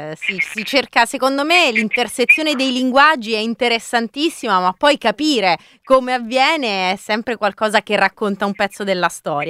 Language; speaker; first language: Italian; native; Italian